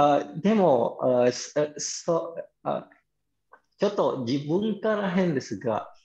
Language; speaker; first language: Japanese; non-native, fluent; Indonesian